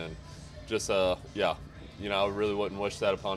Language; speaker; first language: English; native; English